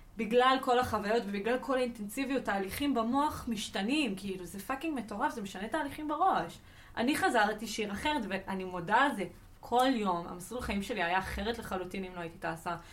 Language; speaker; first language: Hebrew; native; Hebrew